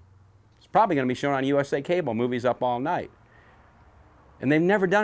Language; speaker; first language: English; native; English